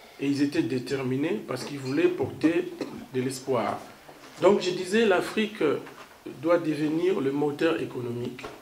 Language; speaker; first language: French; non-native, local second language; Kongo